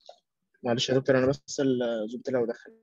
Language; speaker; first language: Arabic; native; Arabic